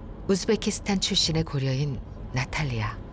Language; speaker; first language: Korean; native; Korean